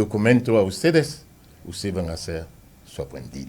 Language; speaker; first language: Spanish; non-native, fluent; Haitian Creole